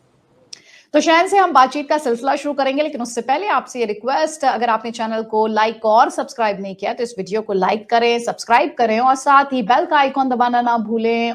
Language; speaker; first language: Hindi; native; Hindi